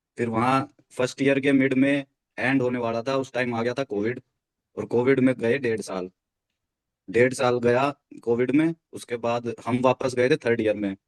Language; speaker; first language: Hindi; native; Hindi